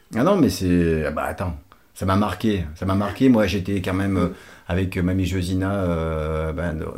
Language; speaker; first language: French; non-native, fluent; Portuguese